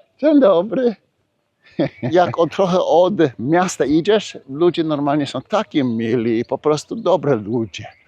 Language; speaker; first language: Polish; early bilingual, heritage; Polish